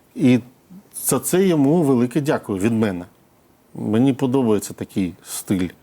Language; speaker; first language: Ukrainian; non-native, local second language; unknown